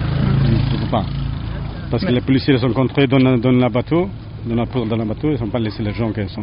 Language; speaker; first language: French; non-native, learner; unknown